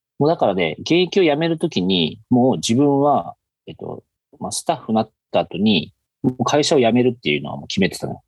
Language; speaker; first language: Japanese; native; Japanese